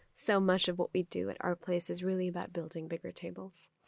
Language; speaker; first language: English; non-native, local second language; Urdu